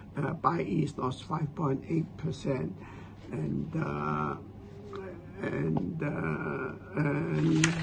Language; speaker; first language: English; non-native, local second language; Cantonese